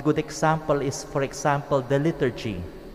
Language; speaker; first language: English; non-native, local second language; Pangasinan